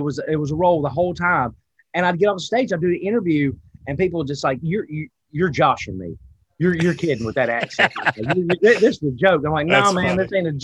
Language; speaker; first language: English; native; English